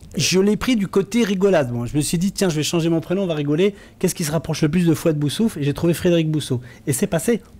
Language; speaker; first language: French; early bilingual, other home language; Arabic